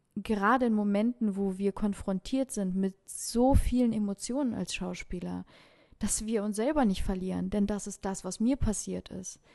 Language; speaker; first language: German; early bilingual, other home language; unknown